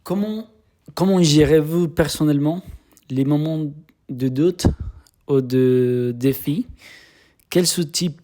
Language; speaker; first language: French; non-native, fluent; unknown